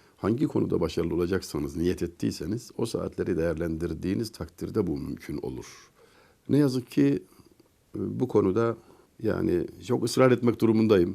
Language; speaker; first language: Turkish; native; Turkish